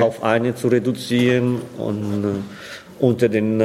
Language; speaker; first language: German; non-native, fluent; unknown